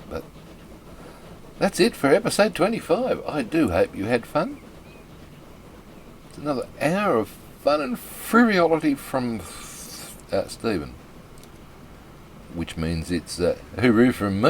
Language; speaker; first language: English; native; English